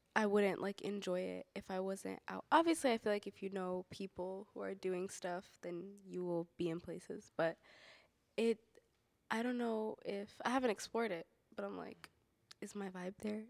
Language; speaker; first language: English; native; English